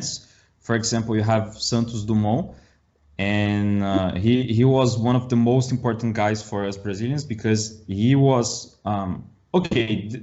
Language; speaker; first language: English; non-native, learner; Portuguese